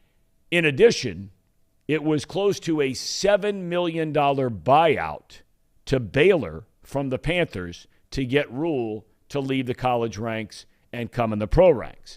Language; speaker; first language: English; native; English